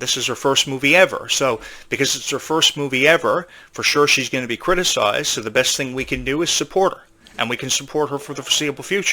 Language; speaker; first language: English; native; English